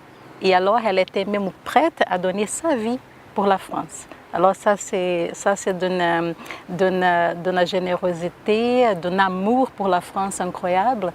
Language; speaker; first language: French; non-native, local second language; Portuguese